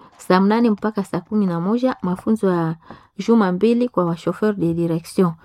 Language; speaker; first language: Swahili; non-native, local second language; Nande